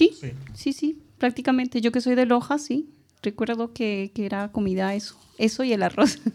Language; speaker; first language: Spanish; native; Spanish